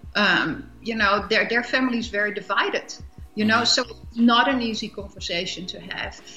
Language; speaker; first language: English; non-native, fluent; Dutch